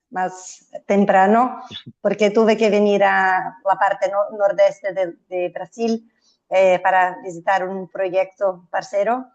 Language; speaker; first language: Spanish; non-native, fluent; Portuguese